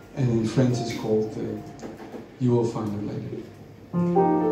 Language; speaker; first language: English; non-native, fluent; Dutch